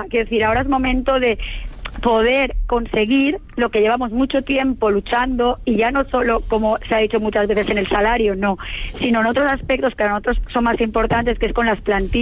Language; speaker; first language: Spanish; native; Spanish